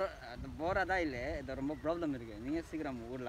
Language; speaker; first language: Tamil; non-native, learner; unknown